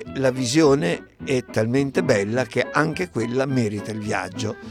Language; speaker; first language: Italian; native; Italian